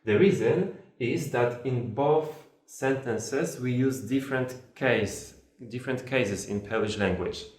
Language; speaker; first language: English; non-native, fluent; Polish